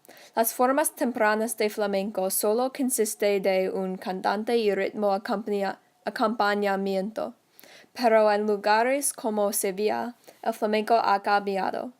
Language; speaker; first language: Spanish; non-native, learner; English